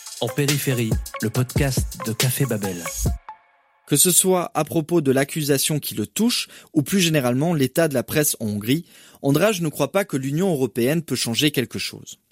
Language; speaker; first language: French; native; French